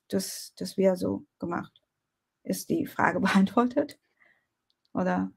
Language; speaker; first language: German; non-native, fluent; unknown